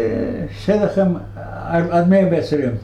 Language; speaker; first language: Hebrew; non-native, fluent; Yiddish